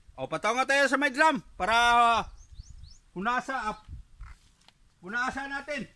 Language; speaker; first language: Filipino; non-native, local second language; Cebuano